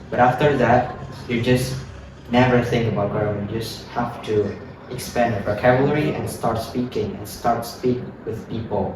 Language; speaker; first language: English; non-native, fluent; Indonesian